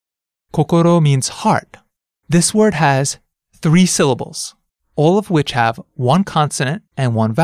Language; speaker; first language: English; native; English